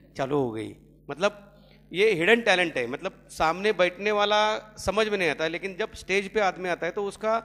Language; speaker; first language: Hindi; non-native, local second language; Marathi